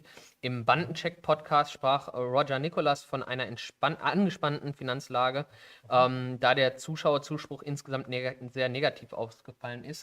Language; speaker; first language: German; native; German